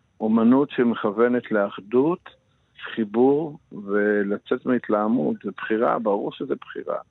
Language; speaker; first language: Hebrew; non-native, fluent; Russian